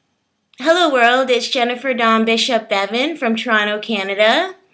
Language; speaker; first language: English; native; English